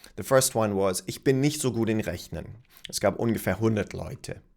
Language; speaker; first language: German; non-native, fluent; English